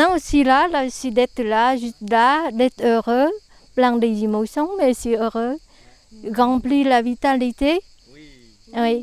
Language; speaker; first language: French; non-native, learner; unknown